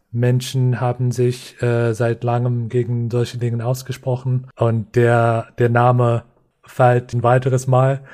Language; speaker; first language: German; non-native, fluent; English